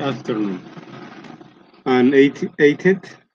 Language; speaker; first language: English; non-native, learner; Spanish